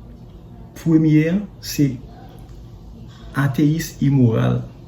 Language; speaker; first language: French; non-native, learner; Haitian Creole